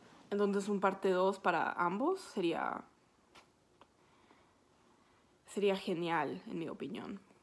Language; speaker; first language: Spanish; non-native, fluent; English